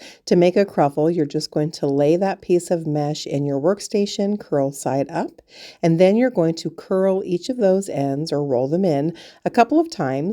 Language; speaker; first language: English; native; English